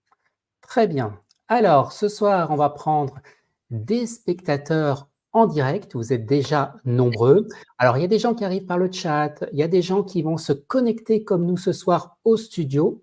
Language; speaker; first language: French; native; French